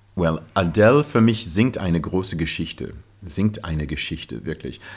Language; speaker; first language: German; non-native, fluent; English